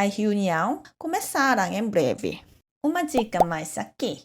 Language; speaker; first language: Portuguese; non-native, fluent; Korean